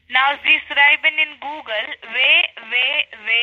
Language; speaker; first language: German; non-native, learner; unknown